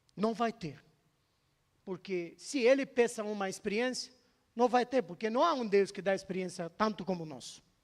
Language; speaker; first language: Portuguese; non-native, fluent; Arabic